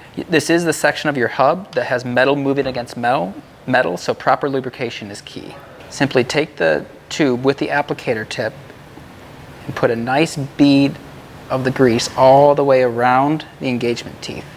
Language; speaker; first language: English; native; English